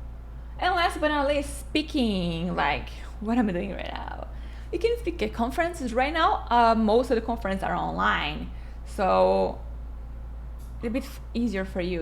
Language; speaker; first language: English; non-native, fluent; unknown